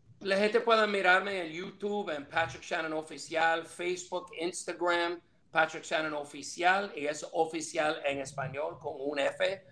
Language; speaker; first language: Spanish; non-native, fluent; English